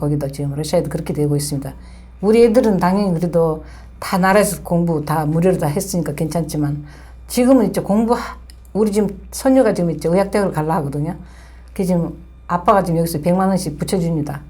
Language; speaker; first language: Korean; early bilingual, heritage; Korean